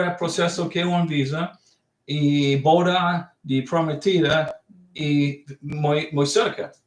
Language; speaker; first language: Spanish; non-native, learner; English